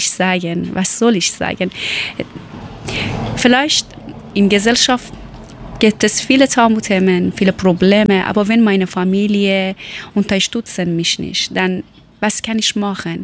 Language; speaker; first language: German; non-native, learner; Persian